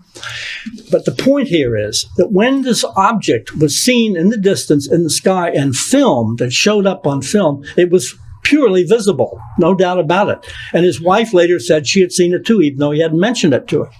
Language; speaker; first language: English; native; English